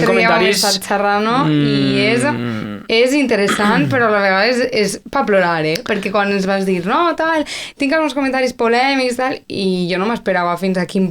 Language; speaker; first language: Catalan; native; Catalan